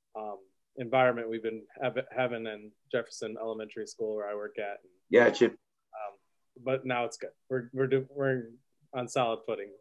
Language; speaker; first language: English; native; English